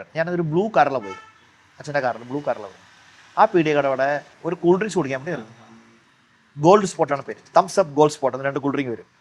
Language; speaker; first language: Malayalam; early bilingual, heritage; Malayalam